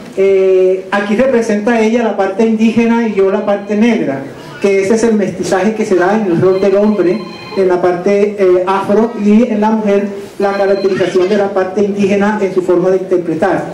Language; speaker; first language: Spanish; native; Spanish